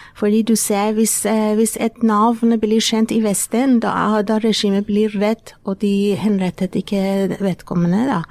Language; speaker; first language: Norwegian; non-native, fluent; Persian